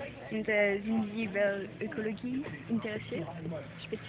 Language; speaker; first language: German; non-native, learner; French